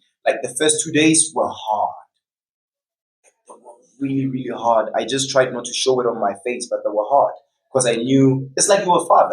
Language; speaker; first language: English; non-native, local second language; Tswana